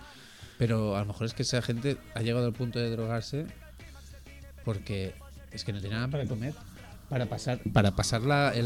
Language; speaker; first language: Spanish; native; Spanish